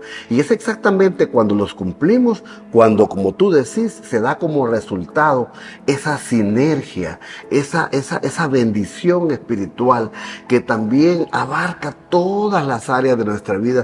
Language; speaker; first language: Spanish; native; Spanish